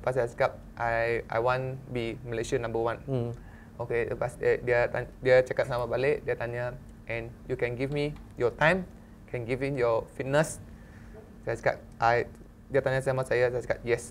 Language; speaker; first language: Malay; non-native, local second language; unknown